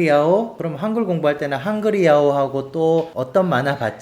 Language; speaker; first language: Korean; native; Korean